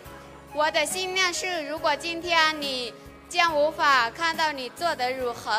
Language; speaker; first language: Chinese; non-native, learner; Lao